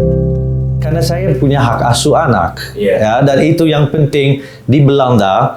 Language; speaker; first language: Indonesian; non-native, learner; Dutch